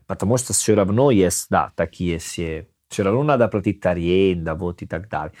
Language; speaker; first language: Russian; non-native, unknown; Italian